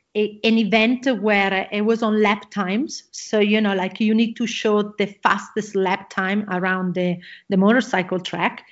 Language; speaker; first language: English; non-native, fluent; Italian